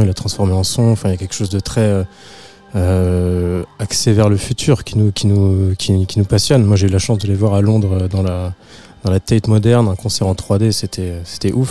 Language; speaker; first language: French; native; French